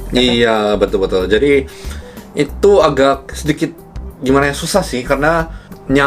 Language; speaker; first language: Indonesian; early bilingual, other home language; Korean